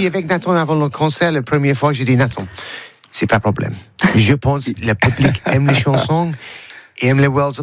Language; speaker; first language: French; non-native, learner; English